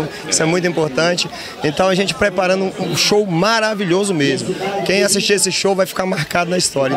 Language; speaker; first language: Portuguese; native; Portuguese